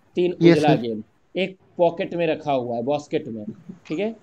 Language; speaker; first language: Hindi; native; Hindi